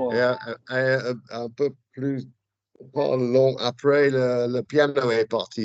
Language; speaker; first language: French; non-native, fluent; English